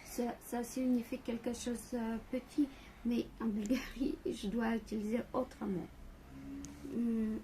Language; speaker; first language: French; non-native, fluent; Bulgarian